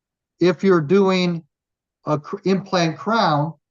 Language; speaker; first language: English; native; English